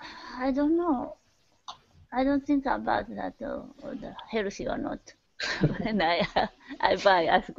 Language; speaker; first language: English; non-native, learner; Japanese